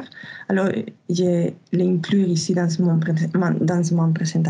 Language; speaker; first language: French; non-native, fluent; Spanish